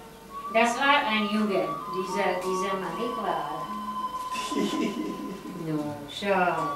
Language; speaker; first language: German; non-native, learner; Czech